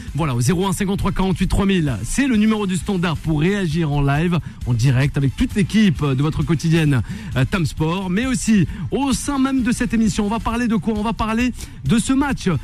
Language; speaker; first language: French; native; French